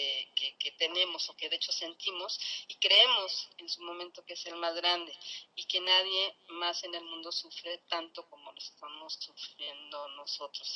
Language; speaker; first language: Spanish; native; Spanish